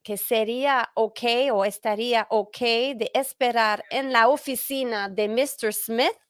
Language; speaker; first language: Spanish; non-native, fluent; English